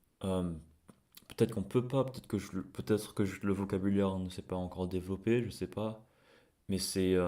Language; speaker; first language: French; non-native, fluent; English